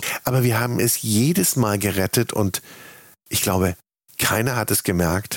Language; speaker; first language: German; native; German